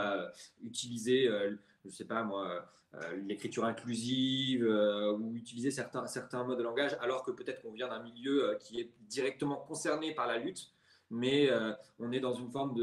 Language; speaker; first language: French; native; French